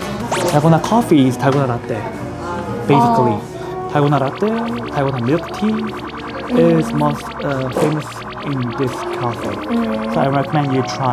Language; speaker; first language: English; non-native, learner; Korean